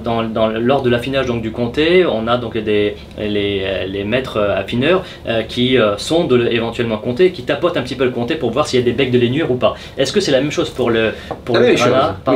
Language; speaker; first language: French; native; French